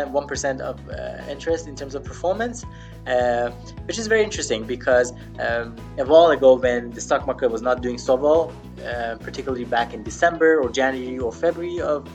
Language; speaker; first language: English; non-native, fluent; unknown